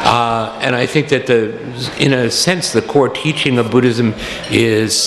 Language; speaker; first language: English; native; English